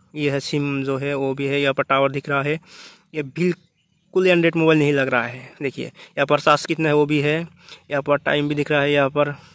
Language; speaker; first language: Hindi; non-native, local second language; Bangla